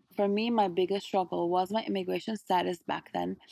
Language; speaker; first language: English; early bilingual, other home language; Arabic